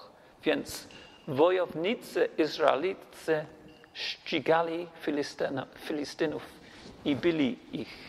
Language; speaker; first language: Polish; non-native, learner; English